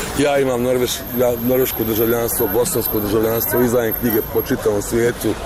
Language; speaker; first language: Croatian; native; Croatian